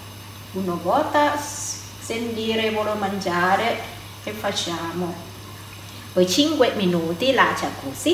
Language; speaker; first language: Italian; non-native, learner; Thai